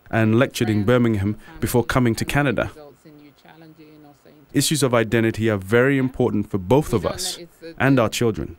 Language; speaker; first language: English; native; English